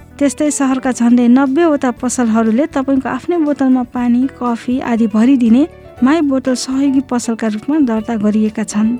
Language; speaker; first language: Nepali; native; Nepali